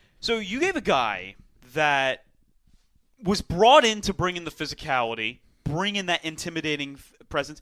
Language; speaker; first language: English; native; English